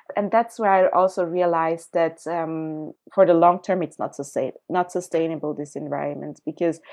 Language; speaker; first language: English; early bilingual, other home language; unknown